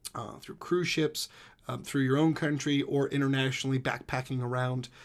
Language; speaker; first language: English; native; English